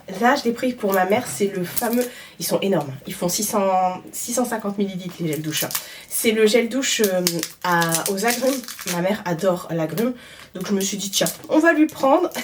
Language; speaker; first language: French; native; French